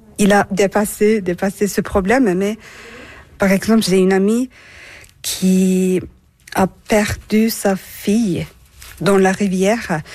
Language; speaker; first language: French; non-native, learner; Turkish